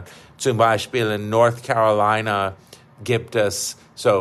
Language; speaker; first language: German; non-native, fluent; English